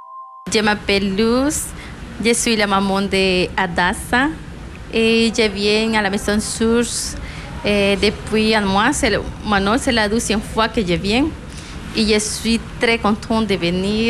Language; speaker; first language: French; non-native, learner; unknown